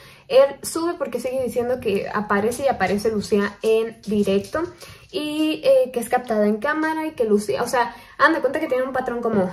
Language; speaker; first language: Spanish; native; Spanish